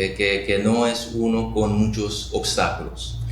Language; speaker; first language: Spanish; non-native, local second language; Papiamento